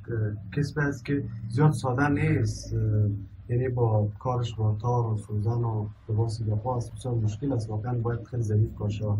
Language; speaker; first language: Persian; native; Persian